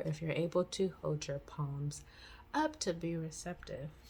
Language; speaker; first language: English; native; English